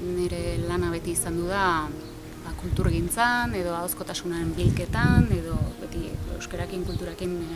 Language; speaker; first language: Basque; native; Basque